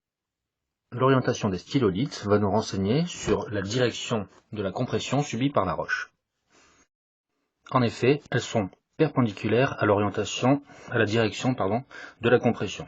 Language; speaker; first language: French; native; French